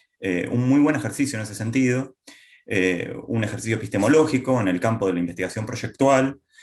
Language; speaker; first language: Spanish; native; Spanish